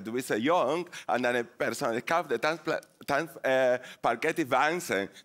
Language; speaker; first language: German; non-native, fluent; Spanish